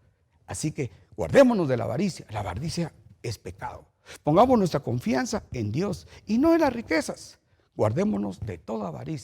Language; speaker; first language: Spanish; native; Spanish